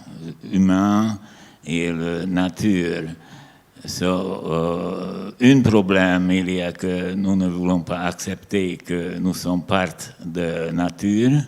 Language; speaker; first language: French; non-native, learner; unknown